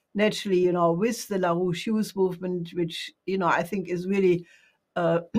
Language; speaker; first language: English; non-native, fluent; German